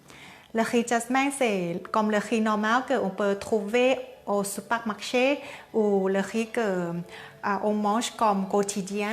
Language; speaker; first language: French; non-native, learner; Thai